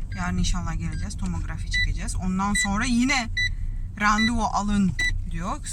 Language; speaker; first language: Turkish; non-native, fluent; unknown